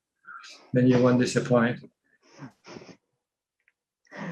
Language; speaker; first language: English; non-native, fluent; Thai